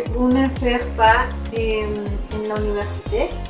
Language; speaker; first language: French; non-native, learner; Spanish